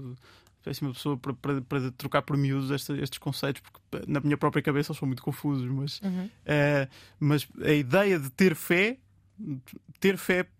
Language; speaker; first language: Portuguese; native; Portuguese